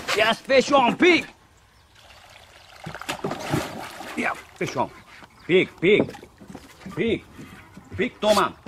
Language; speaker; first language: English; non-native, learner; Indonesian